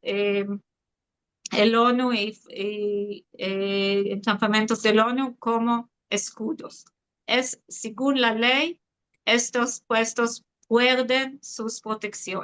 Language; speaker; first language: Spanish; non-native, fluent; Hebrew